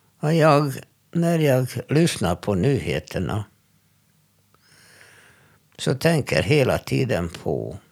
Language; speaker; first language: Swedish; non-native, fluent; Hungarian